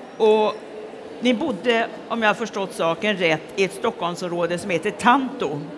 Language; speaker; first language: Swedish; native; Swedish